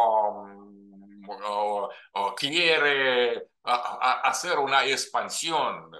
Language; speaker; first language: Spanish; non-native, fluent; Russian